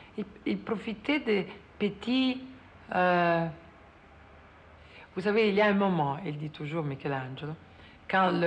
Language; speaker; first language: French; non-native, fluent; Italian